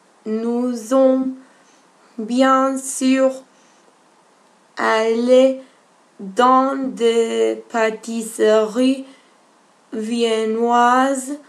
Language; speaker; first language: French; non-native, learner; Spanish